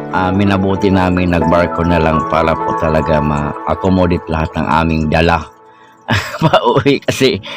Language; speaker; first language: Filipino; native; Filipino